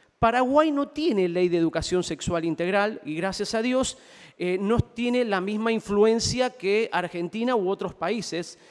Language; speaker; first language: Spanish; native; Spanish